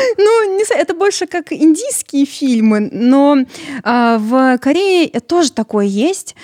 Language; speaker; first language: Russian; early bilingual, other home language; Georgian